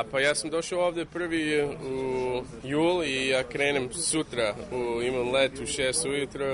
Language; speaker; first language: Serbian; early bilingual, heritage; English